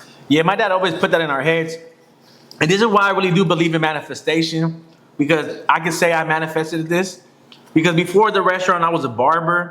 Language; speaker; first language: English; native; English